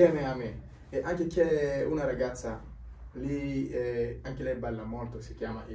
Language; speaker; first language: Italian; non-native, learner; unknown